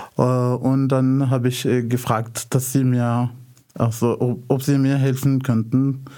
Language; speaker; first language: German; non-native, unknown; Arabic